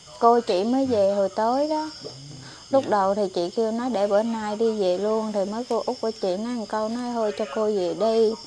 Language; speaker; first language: Vietnamese; native; Vietnamese